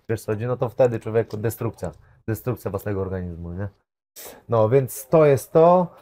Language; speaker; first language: Polish; native; Polish